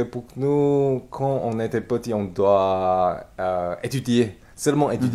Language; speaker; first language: French; non-native, learner; Chinese